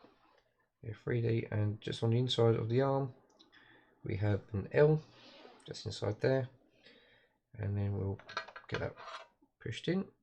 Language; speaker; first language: English; native; English